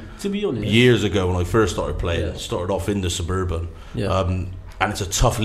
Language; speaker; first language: English; native; English